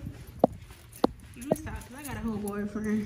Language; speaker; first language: English; native; English